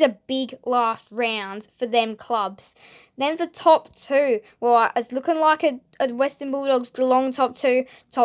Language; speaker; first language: English; native; English